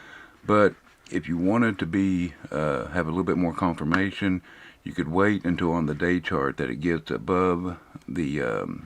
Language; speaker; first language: English; native; English